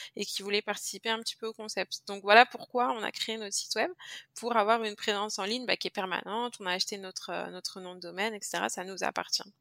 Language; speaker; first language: French; native; French